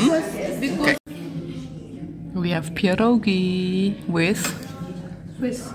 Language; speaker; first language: English; non-native, fluent; Dutch